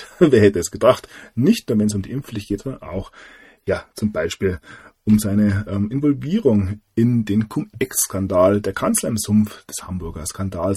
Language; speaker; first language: German; native; German